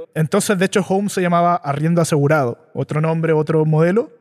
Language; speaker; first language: Spanish; native; Spanish